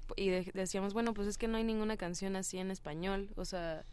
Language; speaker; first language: Spanish; native; Spanish